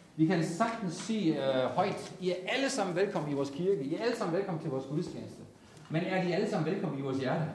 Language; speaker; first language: Danish; native; Danish